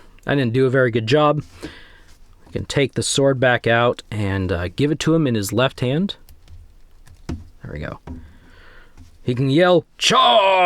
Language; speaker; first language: English; native; English